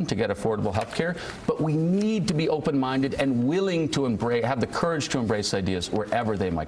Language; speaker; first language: English; native; English